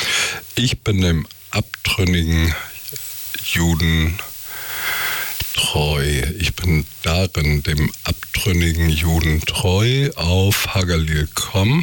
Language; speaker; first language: German; native; German